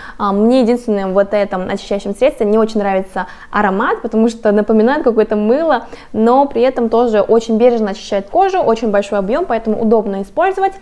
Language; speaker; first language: Russian; non-native, fluent; Korean